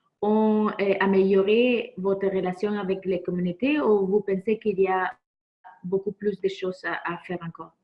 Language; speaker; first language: French; non-native, fluent; Spanish